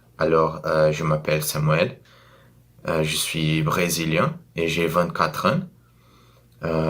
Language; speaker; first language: French; non-native, fluent; Portuguese